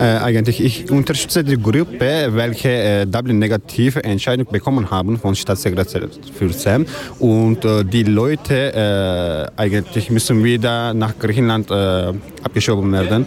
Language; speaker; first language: German; non-native, learner; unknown